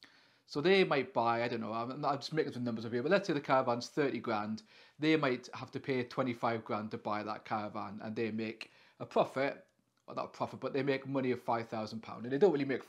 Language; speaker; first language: English; native; English